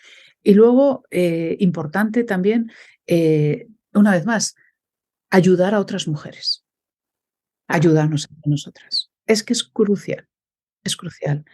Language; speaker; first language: Spanish; native; Spanish